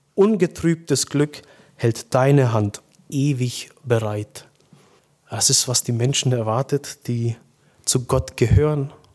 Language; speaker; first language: German; native; German